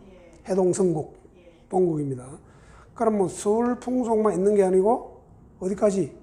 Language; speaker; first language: Korean; native; Korean